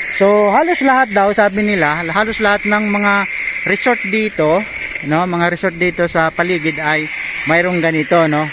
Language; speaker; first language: Filipino; non-native, local second language; Cebuano